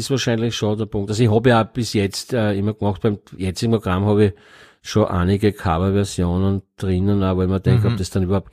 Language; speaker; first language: German; native; German